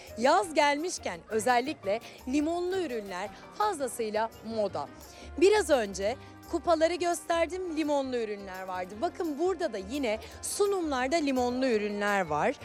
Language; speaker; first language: Turkish; native; Turkish